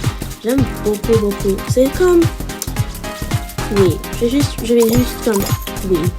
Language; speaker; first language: French; non-native, learner; English